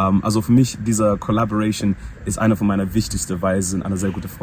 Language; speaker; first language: German; non-native, learner; English